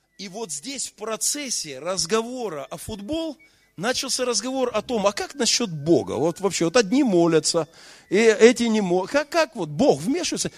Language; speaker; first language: Russian; native; Russian